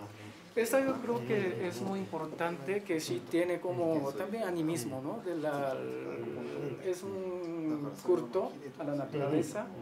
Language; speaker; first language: Spanish; non-native, learner; Japanese